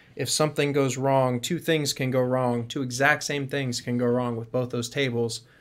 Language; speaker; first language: English; native; English